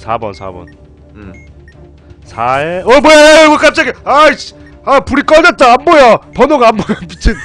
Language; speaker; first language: Korean; native; Korean